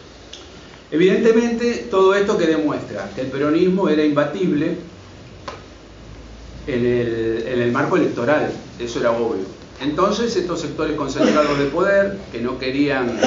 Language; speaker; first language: Spanish; native; Spanish